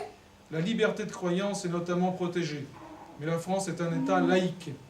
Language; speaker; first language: French; native; French